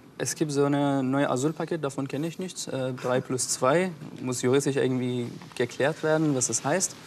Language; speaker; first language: German; non-native, fluent; Persian